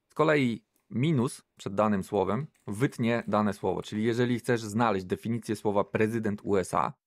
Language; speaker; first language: Polish; native; Polish